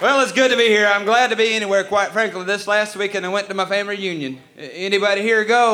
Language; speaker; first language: English; native; English